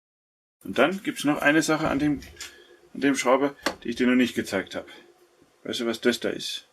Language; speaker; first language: German; native; German